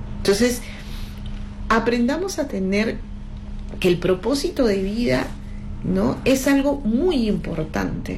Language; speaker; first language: Spanish; native; Spanish